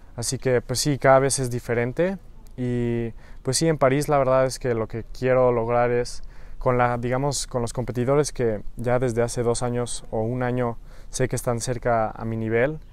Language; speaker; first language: Spanish; native; Spanish